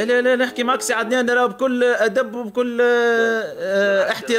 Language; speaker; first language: Arabic; native; Arabic